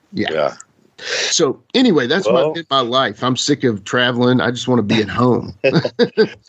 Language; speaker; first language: English; native; English